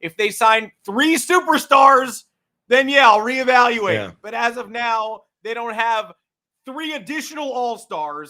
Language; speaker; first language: English; native; English